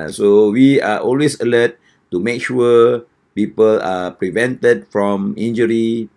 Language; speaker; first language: English; non-native, local second language; Malay